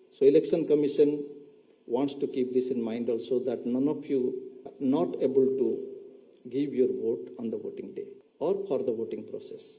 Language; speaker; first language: English; non-native, local second language; Tamil